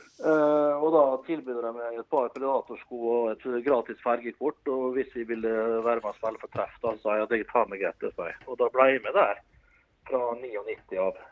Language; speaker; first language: Norwegian; early bilingual, other home language; Dutch